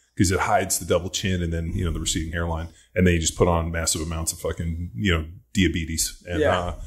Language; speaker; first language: English; native; English